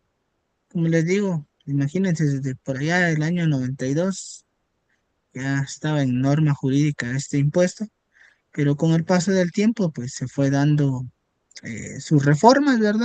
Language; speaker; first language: Spanish; native; Spanish